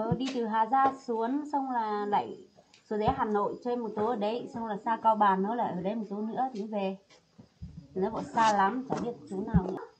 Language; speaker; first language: Vietnamese; non-native, local second language; Hmong